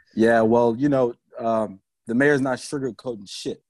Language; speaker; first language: English; native; English